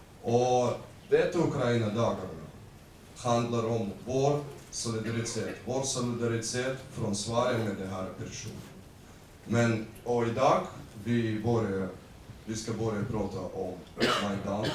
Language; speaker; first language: Swedish; non-native, learner; Ukrainian